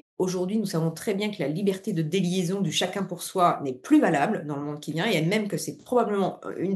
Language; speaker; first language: French; native; French